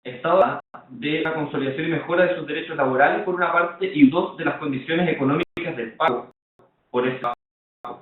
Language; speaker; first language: Spanish; native; Spanish